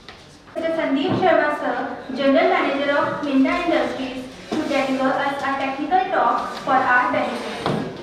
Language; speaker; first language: English; non-native, local second language; Hindi